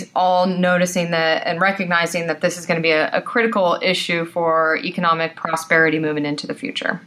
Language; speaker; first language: English; native; English